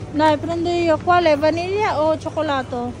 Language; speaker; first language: Italian; non-native, fluent; Filipino